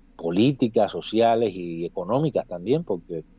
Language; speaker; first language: Spanish; native; Spanish